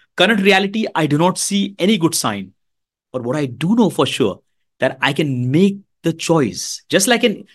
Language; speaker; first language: English; non-native, local second language; Hindi